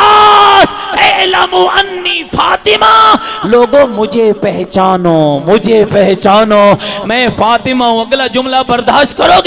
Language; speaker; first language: Urdu; native; Urdu